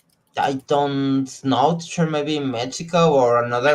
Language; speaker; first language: English; non-native, learner; Spanish